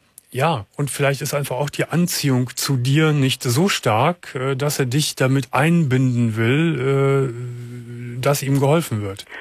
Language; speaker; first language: German; native; German